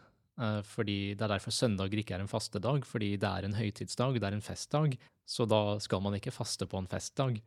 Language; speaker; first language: Norwegian; native; Norwegian